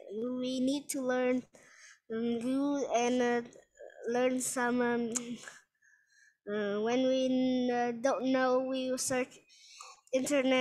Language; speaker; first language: English; non-native, learner; Vietnamese